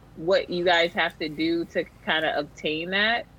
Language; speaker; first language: English; native; English